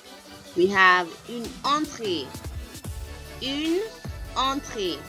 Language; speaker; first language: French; non-native, fluent; English